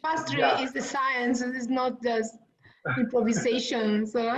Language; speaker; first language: English; non-native, fluent; Italian